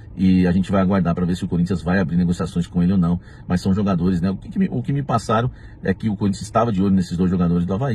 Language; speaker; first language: Portuguese; native; Portuguese